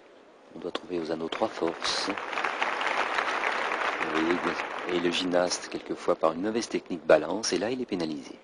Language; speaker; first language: French; native; French